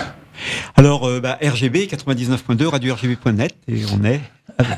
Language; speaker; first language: French; native; French